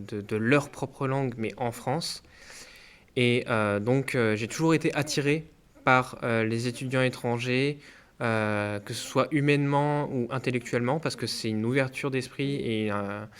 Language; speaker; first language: French; native; French